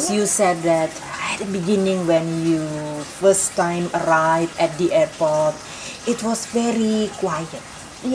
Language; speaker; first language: English; non-native, local second language; Indonesian